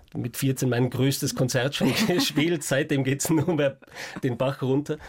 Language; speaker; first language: German; native; German